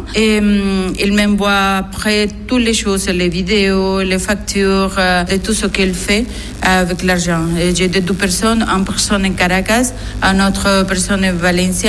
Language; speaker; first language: French; non-native, fluent; Spanish